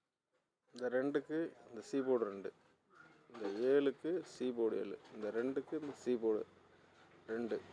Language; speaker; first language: Tamil; native; Tamil